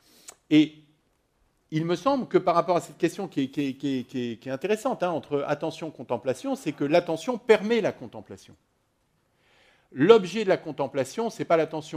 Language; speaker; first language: French; native; French